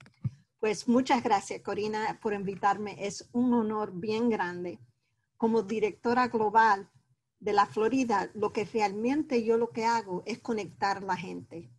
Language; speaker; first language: Spanish; early bilingual, heritage; Spanish